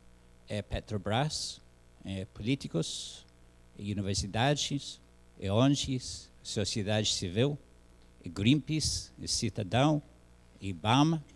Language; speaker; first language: Portuguese; non-native, learner; English